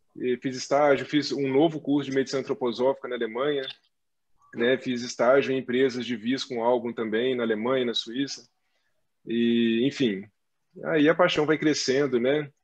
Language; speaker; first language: Portuguese; native; Portuguese